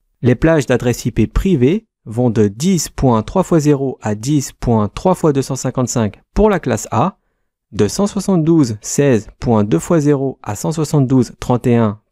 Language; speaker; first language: French; native; French